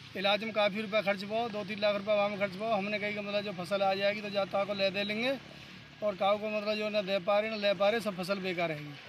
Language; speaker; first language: Hindi; native; Hindi